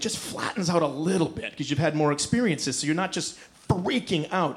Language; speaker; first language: English; native; English